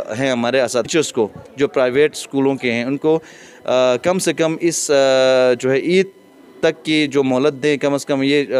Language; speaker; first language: Urdu; non-native, local second language; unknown